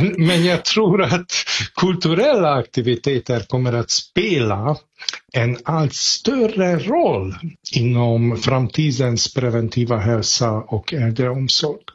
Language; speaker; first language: Swedish; non-native, fluent; Hungarian